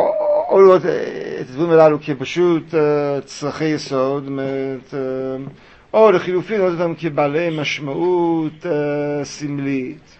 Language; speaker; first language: Hebrew; native; Hebrew